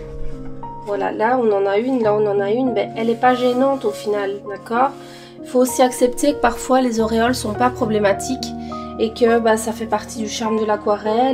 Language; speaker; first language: French; native; French